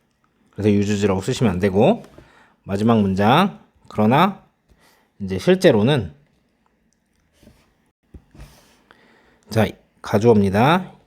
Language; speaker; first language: Korean; native; Korean